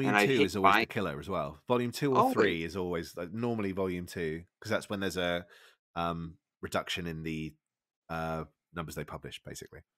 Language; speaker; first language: English; native; English